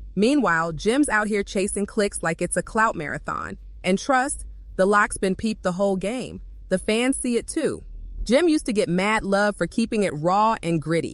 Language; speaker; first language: English; native; English